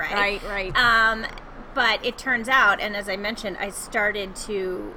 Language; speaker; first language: English; native; English